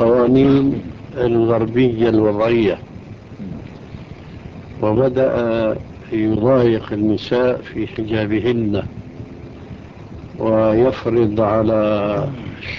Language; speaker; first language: Arabic; native; Arabic